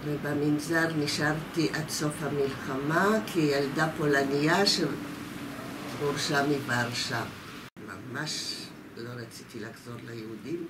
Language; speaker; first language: Hebrew; early bilingual, other home language; Polish